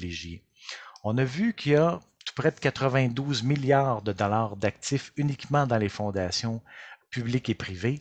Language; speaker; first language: French; native; French